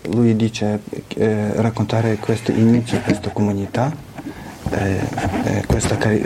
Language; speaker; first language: Italian; non-native, fluent; Ukrainian